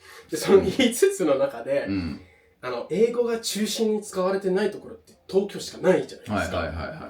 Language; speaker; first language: Japanese; non-native, fluent; English